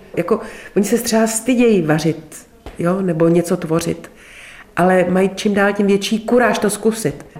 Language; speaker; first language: Czech; native; Czech